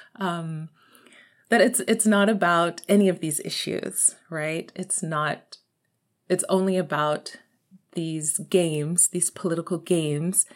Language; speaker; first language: English; native; English